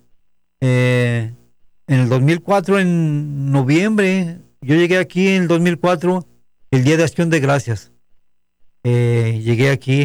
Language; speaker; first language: Spanish; native; Spanish